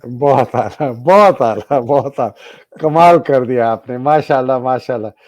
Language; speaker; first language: Urdu; native; Urdu